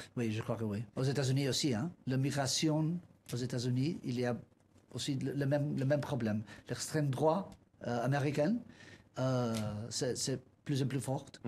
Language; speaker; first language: French; non-native, learner; Spanish